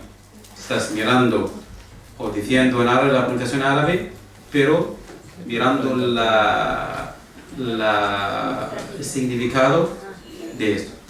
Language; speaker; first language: Spanish; non-native, fluent; Arabic